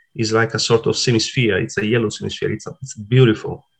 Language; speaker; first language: English; non-native, fluent; Italian